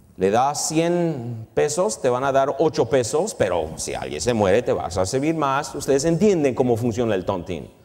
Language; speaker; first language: Spanish; early bilingual, heritage; Spanish